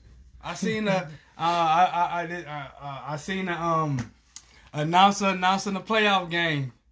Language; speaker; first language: English; native; English